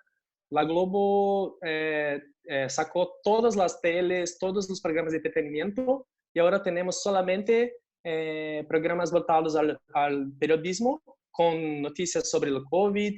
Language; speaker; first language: Spanish; non-native, fluent; Portuguese